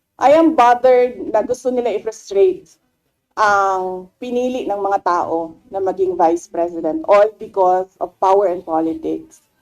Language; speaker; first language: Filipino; non-native, local second language; Cebuano